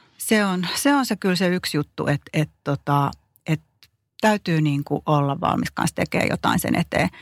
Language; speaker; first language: Finnish; native; Finnish